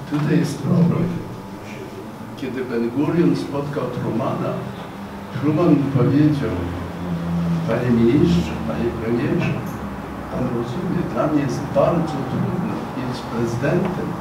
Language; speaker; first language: Polish; non-native, fluent; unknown